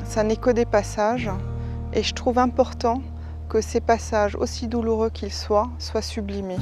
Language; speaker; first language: French; native; French